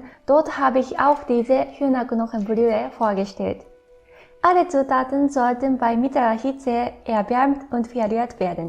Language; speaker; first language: German; non-native, fluent; Japanese